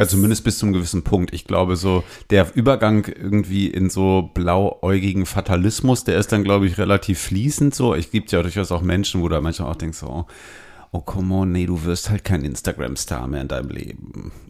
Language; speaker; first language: German; native; German